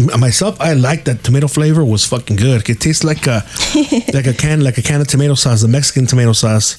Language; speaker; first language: English; early bilingual, other home language; Spanish